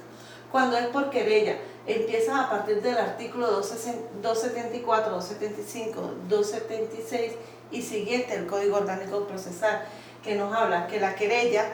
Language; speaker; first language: Spanish; native; Spanish